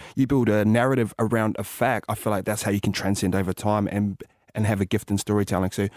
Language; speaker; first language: English; native; English